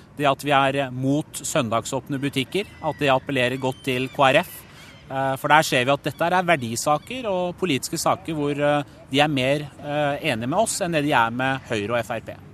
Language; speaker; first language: Norwegian; early bilingual, other home language; Persian